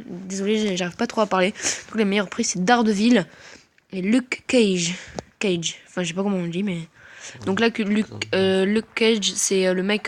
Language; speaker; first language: French; native; French